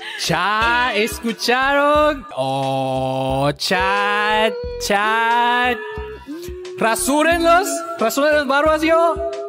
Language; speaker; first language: Spanish; non-native, fluent; Japanese